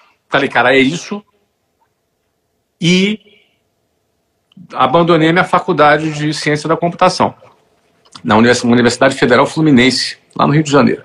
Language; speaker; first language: Portuguese; native; Portuguese